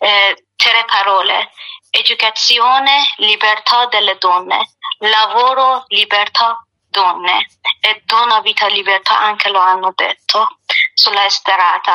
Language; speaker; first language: Italian; non-native, learner; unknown